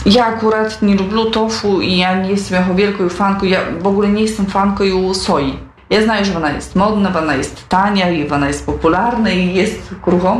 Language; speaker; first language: Polish; non-native, local second language; Belarusian